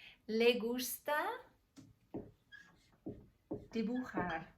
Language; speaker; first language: Spanish; non-native, fluent; English